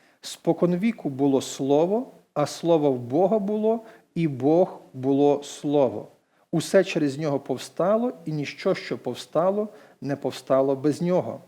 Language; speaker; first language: Ukrainian; native; Ukrainian